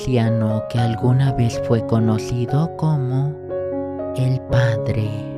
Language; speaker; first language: Spanish; native; Spanish